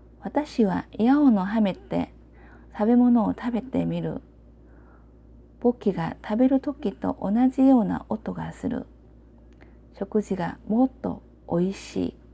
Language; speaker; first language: Japanese; non-native, learner; Korean